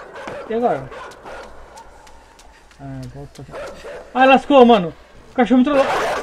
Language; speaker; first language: Portuguese; native; Portuguese